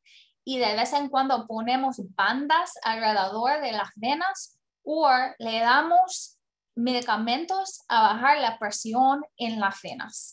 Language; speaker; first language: Spanish; non-native, learner; English